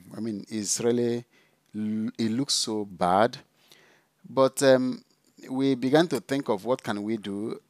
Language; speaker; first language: English; non-native, local second language; Igbo